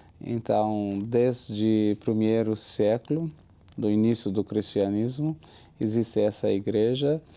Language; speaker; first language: Portuguese; non-native, fluent; Arabic